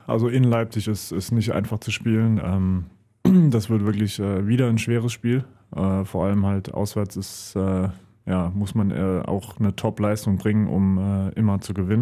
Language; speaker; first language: German; native; German